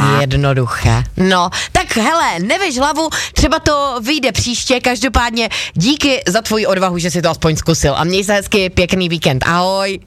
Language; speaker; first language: Czech; native; Czech